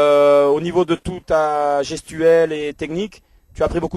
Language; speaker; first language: French; native; French